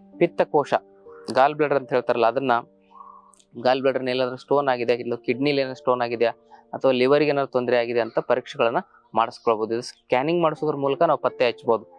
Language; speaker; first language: Kannada; native; Kannada